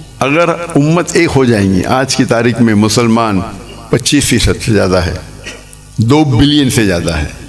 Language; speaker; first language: Urdu; non-native, local second language; English